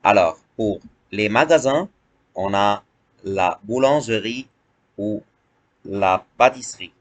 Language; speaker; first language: French; non-native, fluent; Arabic